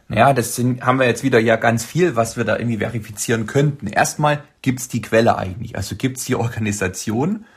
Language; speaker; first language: German; native; German